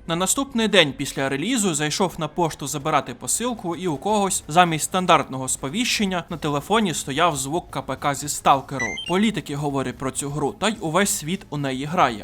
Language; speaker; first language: Ukrainian; native; Ukrainian